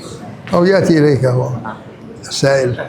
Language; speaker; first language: Arabic; native; Arabic